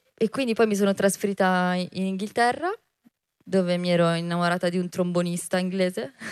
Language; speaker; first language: Italian; native; Italian